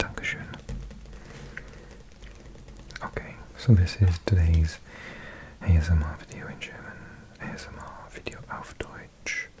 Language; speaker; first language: German; non-native, learner; English